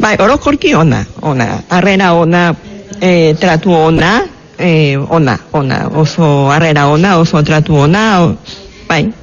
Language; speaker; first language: Basque; non-native, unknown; Spanish